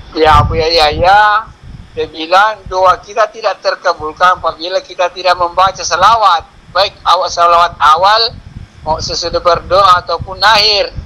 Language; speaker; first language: Indonesian; native; Indonesian